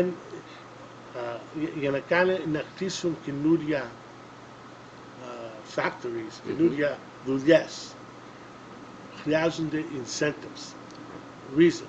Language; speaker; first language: Greek; early bilingual, other home language; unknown